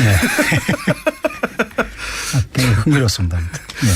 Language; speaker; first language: Korean; native; Korean